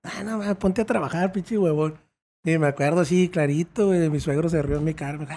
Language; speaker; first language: Spanish; native; Spanish